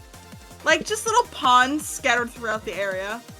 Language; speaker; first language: English; native; English